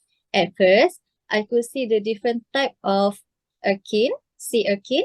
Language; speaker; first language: English; non-native, fluent; Malay